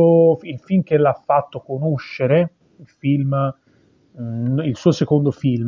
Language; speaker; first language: Italian; native; Italian